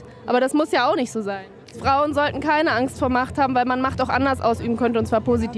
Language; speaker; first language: German; native; German